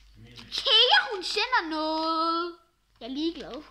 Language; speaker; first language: Danish; early bilingual, other home language; Arabic